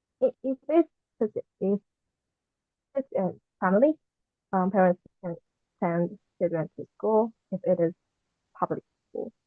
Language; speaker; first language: English; non-native, learner; Japanese